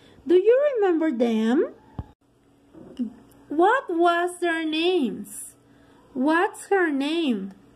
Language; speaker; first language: English; non-native, fluent; Spanish